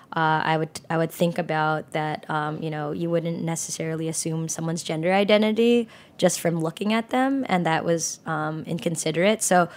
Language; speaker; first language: English; native; English